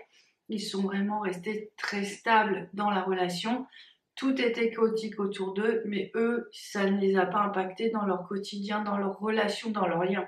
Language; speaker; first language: French; native; French